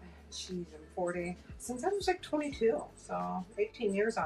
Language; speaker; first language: English; native; English